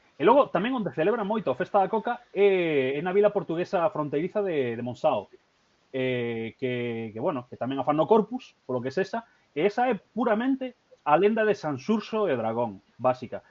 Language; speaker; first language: Galician; native; Galician